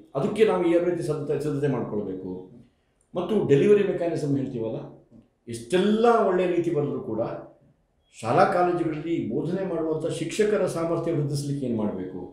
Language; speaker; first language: Kannada; native; Kannada